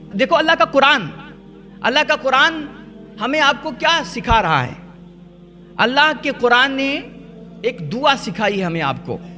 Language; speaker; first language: Urdu; native; Urdu